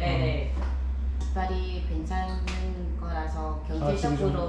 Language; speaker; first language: Korean; non-native, fluent; Vietnamese